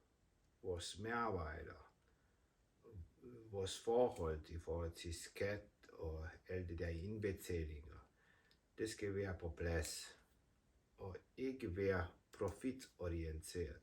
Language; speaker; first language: Danish; non-native, fluent; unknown